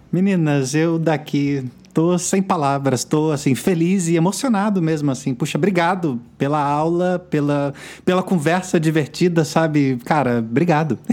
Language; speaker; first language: Portuguese; native; Portuguese